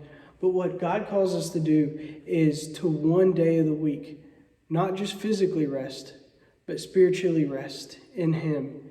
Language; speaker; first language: English; native; English